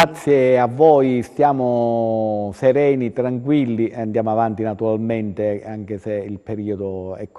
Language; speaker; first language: Italian; native; Italian